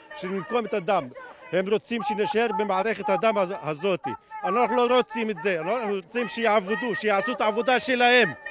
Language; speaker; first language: Hebrew; non-native, local second language; Arabic